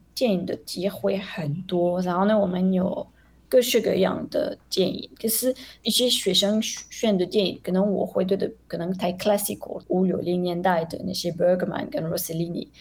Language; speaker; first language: Chinese; non-native, fluent; French